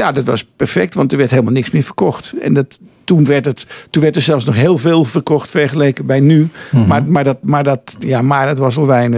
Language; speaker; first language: Dutch; native; Dutch